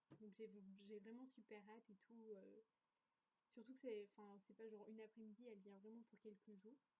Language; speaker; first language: French; native; French